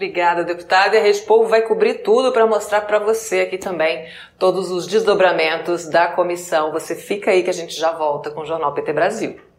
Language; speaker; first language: Portuguese; native; Portuguese